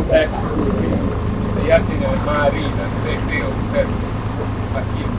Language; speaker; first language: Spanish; non-native, learner; Italian